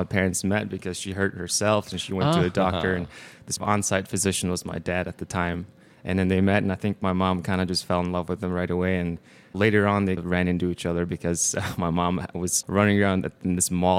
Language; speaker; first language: English; non-native, fluent; Mongolian